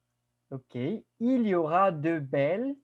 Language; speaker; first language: French; non-native, fluent; Spanish